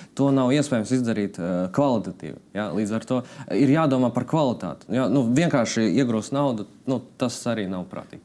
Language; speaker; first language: Latvian; non-native, local second language; Russian